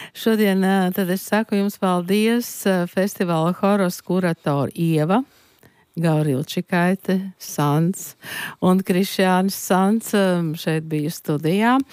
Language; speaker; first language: Latvian; native; Latvian